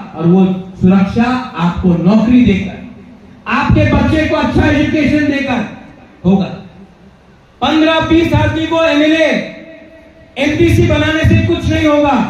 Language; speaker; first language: Hindi; non-native, local second language; Kok Borok